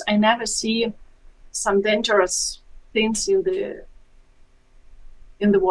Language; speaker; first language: English; non-native, fluent; Ukrainian